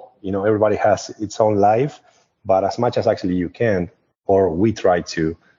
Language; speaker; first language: English; non-native, fluent; Spanish